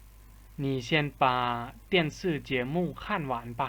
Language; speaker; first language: Chinese; non-native, fluent; Lao